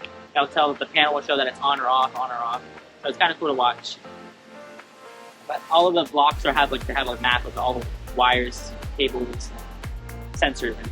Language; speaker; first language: English; native; English